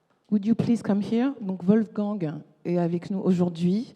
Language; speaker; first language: French; native; French